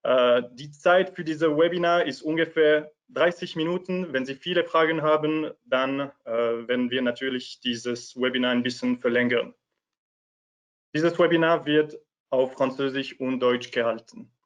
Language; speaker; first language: German; non-native, fluent; French